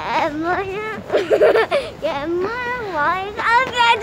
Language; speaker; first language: Korean; early bilingual, other home language; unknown